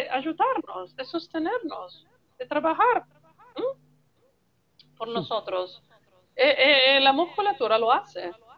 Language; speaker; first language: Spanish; non-native, learner; Italian